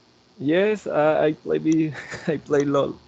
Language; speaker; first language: English; non-native, learner; Spanish